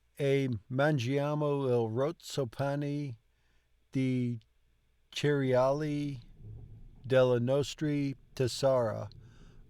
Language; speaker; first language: Italian; non-native, learner; English